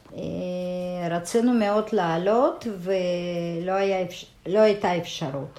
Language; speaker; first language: Hebrew; non-native, fluent; Russian